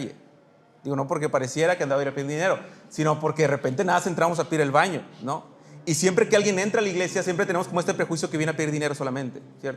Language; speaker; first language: Spanish; native; Spanish